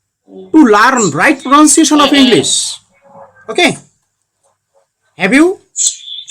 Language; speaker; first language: English; non-native, learner; Bangla